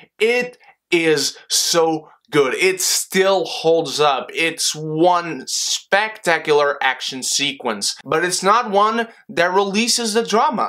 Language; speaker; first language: English; non-native, fluent; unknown